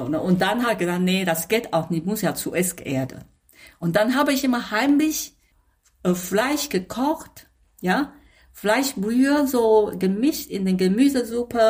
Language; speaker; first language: German; non-native, fluent; Chinese